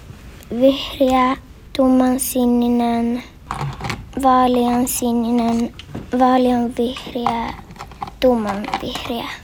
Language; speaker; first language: Finnish; non-native, learner; Swedish